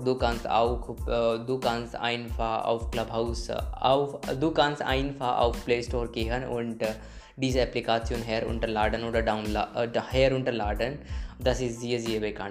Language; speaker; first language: German; non-native, learner; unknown